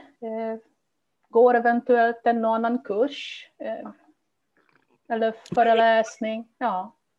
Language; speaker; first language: Swedish; non-native, fluent; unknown